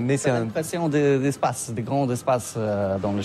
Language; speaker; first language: French; non-native, learner; Polish